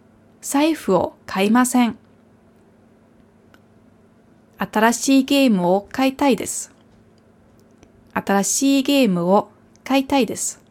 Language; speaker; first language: Japanese; non-native, fluent; German